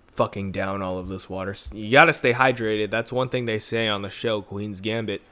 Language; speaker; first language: English; native; English